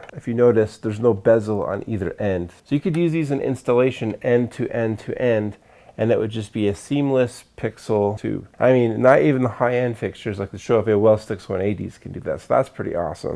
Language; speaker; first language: English; native; English